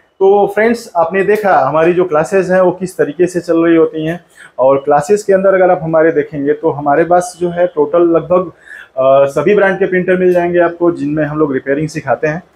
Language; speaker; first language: Hindi; native; Hindi